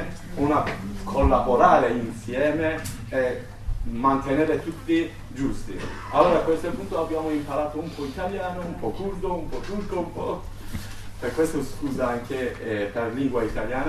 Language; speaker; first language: Italian; non-native, learner; Turkish